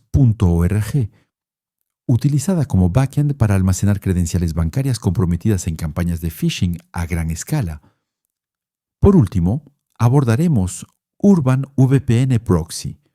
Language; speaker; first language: Spanish; non-native, fluent; French